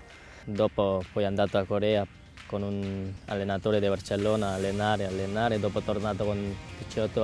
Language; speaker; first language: Italian; non-native, learner; Korean